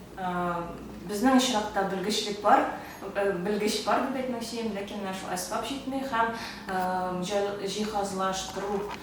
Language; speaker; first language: Tatar; early bilingual, heritage; Tatar